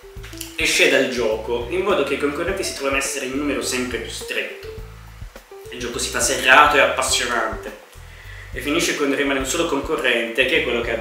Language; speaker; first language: Italian; native; Italian